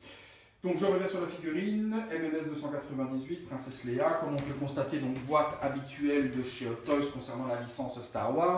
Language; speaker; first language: French; native; French